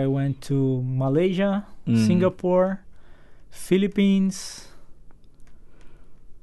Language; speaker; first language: English; non-native, fluent; Portuguese